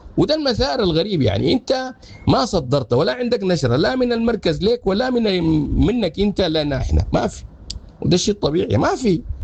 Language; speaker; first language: Arabic; native; Arabic